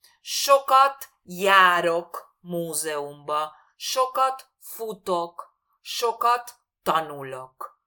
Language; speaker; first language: Hungarian; non-native, fluent; Spanish